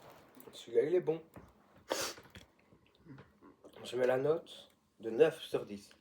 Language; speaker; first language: French; native; French